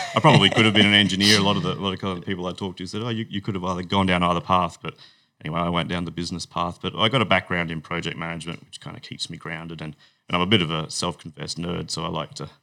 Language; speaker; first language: English; native; English